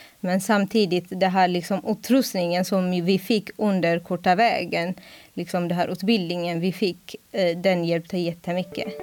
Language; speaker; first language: Swedish; non-native, fluent; Amharic